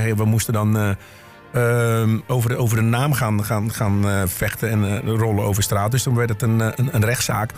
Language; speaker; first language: Dutch; native; Dutch